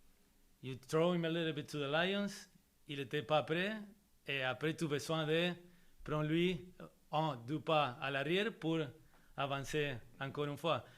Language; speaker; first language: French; non-native, fluent; Spanish